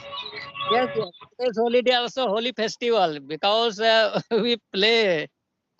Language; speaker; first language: English; non-native, learner; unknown